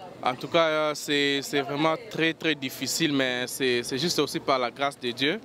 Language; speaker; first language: French; non-native, local second language; Lingala